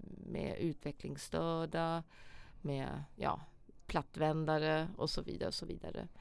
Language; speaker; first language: Swedish; non-native, fluent; German